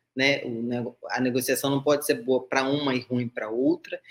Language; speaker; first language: Portuguese; native; Portuguese